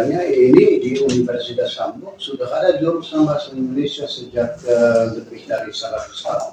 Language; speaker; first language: Indonesian; non-native, fluent; German